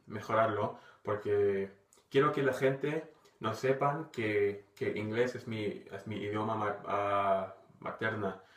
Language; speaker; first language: Spanish; non-native, fluent; English